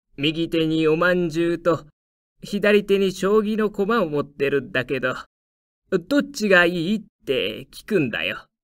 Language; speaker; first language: Japanese; native; Japanese